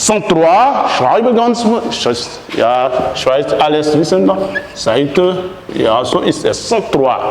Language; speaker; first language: German; non-native, fluent; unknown